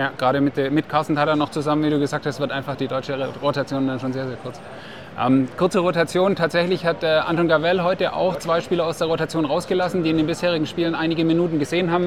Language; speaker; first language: German; native; German